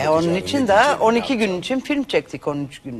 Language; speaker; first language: Turkish; non-native, learner; Macedonian